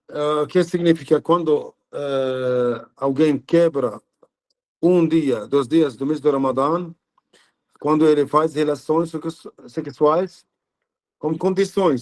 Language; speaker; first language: Portuguese; non-native, learner; Arabic